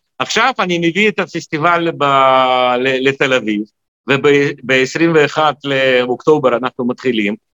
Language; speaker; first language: Hebrew; non-native, fluent; Russian